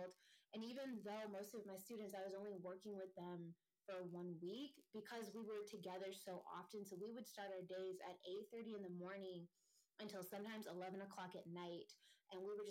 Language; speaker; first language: English; native; English